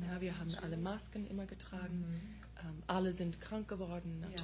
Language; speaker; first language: German; non-native, fluent; English